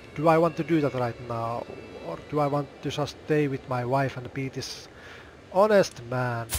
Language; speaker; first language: English; non-native, fluent; Finnish